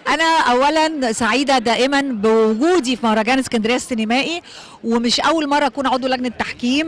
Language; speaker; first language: Arabic; native; Arabic